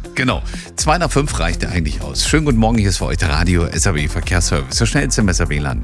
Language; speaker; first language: German; native; German